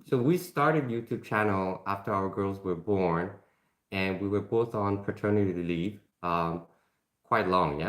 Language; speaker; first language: English; non-native, fluent; Korean